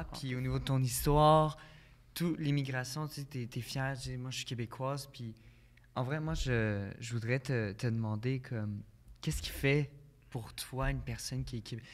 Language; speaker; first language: French; native; French